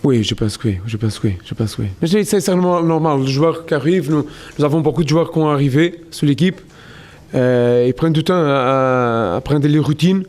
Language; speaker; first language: French; non-native, learner; Portuguese